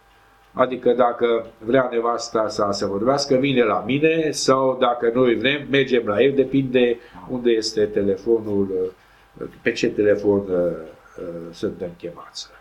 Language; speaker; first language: Romanian; non-native, local second language; Hungarian